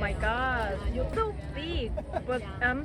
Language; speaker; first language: English; non-native, learner; Korean